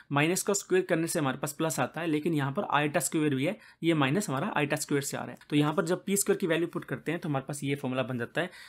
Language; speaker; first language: Hindi; native; Hindi